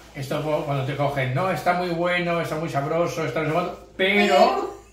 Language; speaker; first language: Spanish; native; Spanish